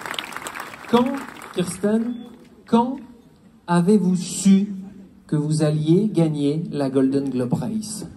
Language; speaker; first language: French; native; French